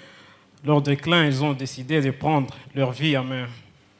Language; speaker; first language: French; non-native, local second language; Kinyarwanda